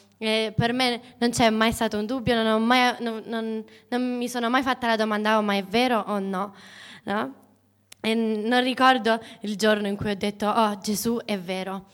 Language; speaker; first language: Italian; native; Italian